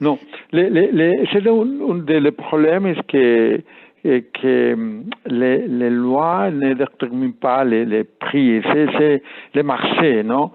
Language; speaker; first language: French; non-native, learner; Spanish